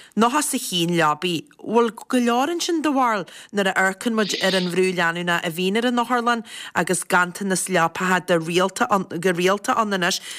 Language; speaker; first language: Irish; native; Irish